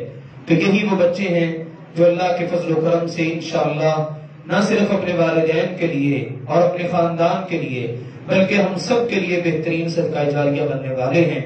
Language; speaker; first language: Urdu; native; Urdu